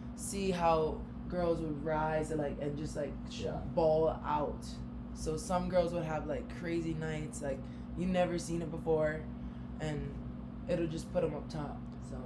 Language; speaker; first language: English; native; English